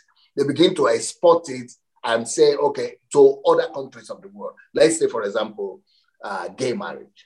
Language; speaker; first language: English; non-native, local second language; Yoruba